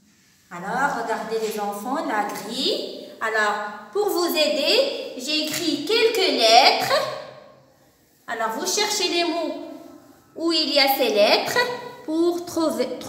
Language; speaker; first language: French; non-native, local second language; Arabic